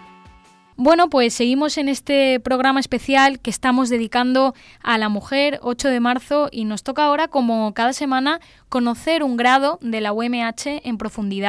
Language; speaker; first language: Spanish; native; Spanish